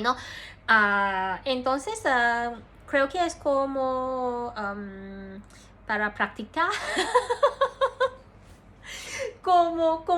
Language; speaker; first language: Spanish; non-native, learner; Cantonese